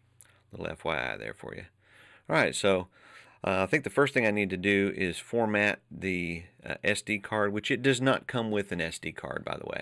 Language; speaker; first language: English; native; English